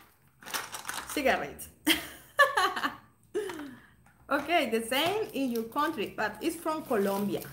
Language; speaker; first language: English; non-native, learner; Spanish